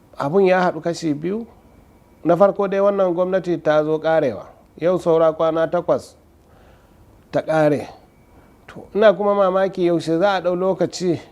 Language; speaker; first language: Hausa; non-native, local second language; Fula